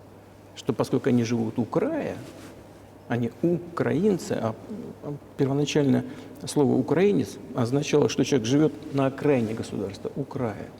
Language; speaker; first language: Russian; native; Russian